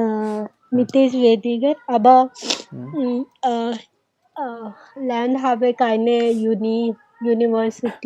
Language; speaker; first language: German; non-native, learner; Hindi